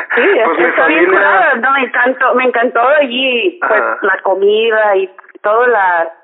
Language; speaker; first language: Spanish; early bilingual, heritage; Spanish